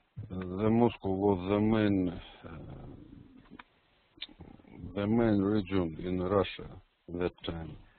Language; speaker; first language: English; non-native, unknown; Russian